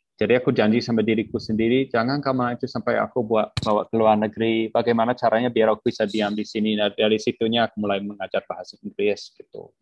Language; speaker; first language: Indonesian; non-native, fluent; English